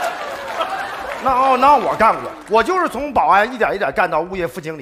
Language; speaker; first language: Chinese; native; Chinese